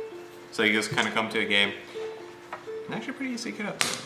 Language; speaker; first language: English; native; English